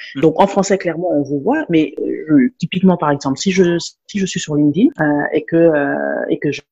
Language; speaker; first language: French; non-native, local second language; Wolof